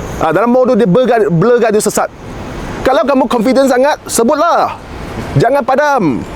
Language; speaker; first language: Malay; non-native, local second language; Chinese